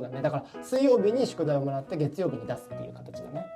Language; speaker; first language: Japanese; native; Japanese